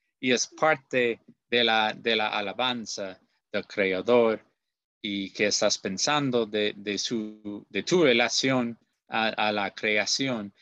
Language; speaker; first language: Spanish; non-native, learner; English